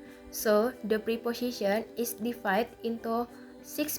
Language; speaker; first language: English; non-native, learner; Indonesian